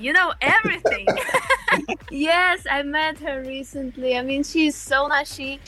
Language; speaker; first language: English; non-native, fluent; Ukrainian